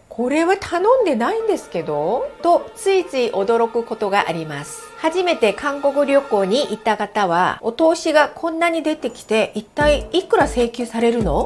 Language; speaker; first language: Japanese; non-native, fluent; Korean